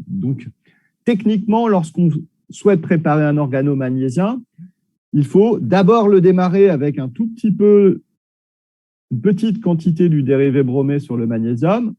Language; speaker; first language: French; native; French